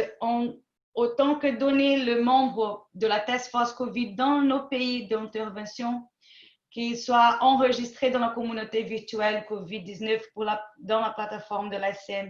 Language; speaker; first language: French; non-native, fluent; Portuguese